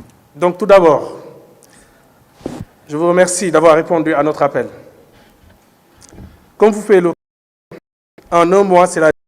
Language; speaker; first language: French; non-native, local second language; Wolof